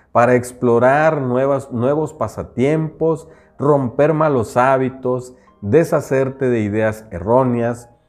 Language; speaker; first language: Spanish; non-native, local second language; Nahuatl languages